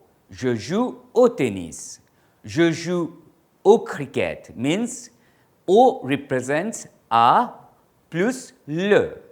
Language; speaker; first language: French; non-native, fluent; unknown